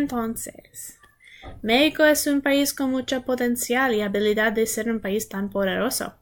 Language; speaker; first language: Spanish; non-native, learner; English